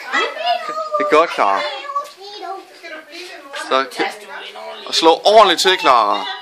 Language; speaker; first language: Danish; native; Danish